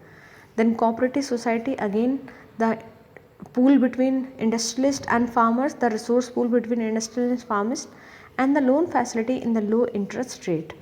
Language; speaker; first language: English; non-native, local second language; Hindi